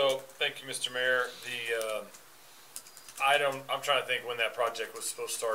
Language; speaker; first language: English; native; English